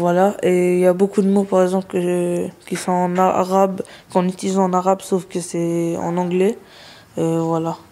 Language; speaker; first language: French; early bilingual, other home language; Arabic